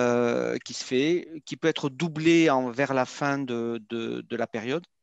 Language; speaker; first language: French; native; French